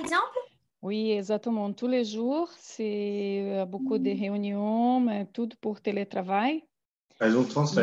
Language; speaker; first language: French; non-native, learner; Portuguese